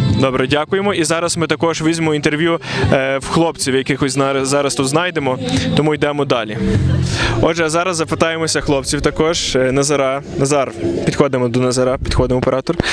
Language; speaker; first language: Ukrainian; native; Ukrainian